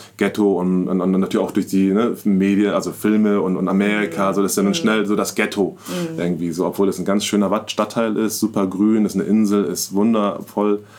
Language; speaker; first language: German; native; German